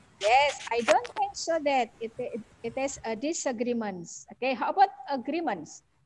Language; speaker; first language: English; non-native, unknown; Javanese